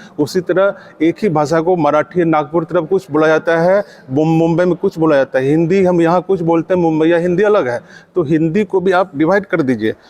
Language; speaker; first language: Hindi; non-native, local second language; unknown